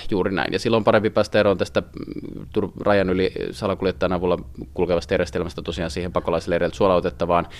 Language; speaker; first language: Finnish; native; Finnish